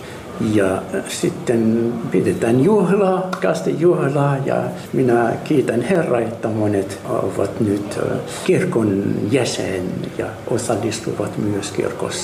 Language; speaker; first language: Finnish; non-native, fluent; Arabic